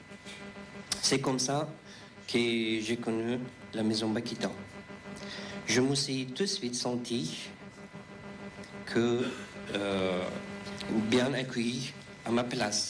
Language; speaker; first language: French; non-native, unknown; Persian